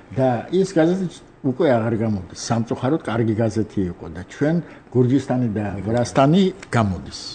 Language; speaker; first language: Georgian; non-native, local second language; Armenian